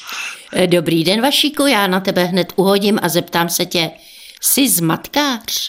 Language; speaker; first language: Czech; native; Czech